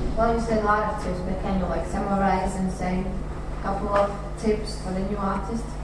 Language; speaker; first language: English; non-native, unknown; Latvian